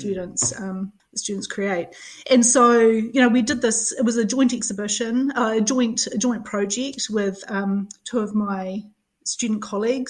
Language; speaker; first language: English; native; English